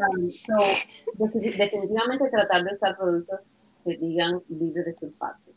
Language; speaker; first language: Spanish; native; Spanish